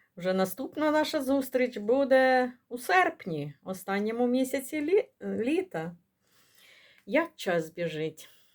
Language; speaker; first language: Ukrainian; non-native, local second language; Russian